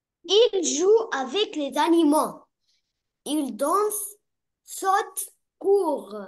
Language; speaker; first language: French; non-native, learner; Arabic